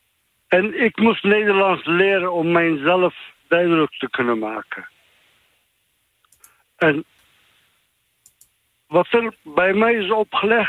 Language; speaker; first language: Dutch; non-native, fluent; Turkish